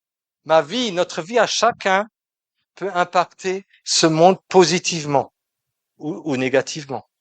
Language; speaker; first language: French; native; French